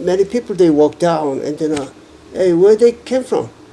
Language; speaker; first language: English; non-native, learner; Korean